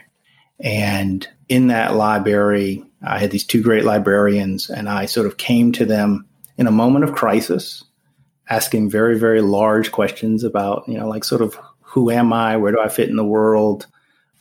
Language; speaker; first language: English; native; English